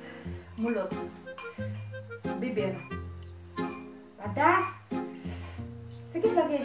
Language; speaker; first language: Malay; non-native, local second language; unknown